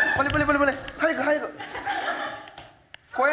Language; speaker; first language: Japanese; non-native, learner; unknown